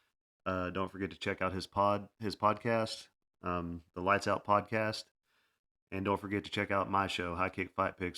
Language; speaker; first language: English; native; English